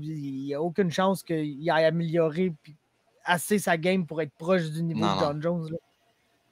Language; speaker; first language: French; native; French